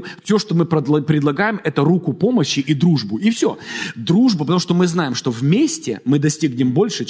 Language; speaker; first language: Russian; native; Russian